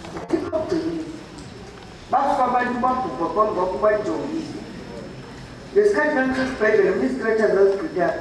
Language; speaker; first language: Zulu; non-native, local second language; Xhosa